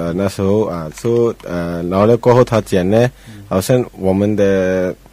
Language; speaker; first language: Chinese; non-native, local second language; Punjabi